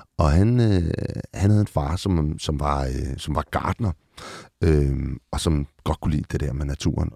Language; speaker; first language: Danish; native; Danish